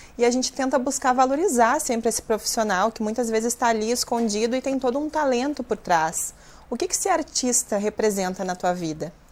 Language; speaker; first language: Portuguese; native; Portuguese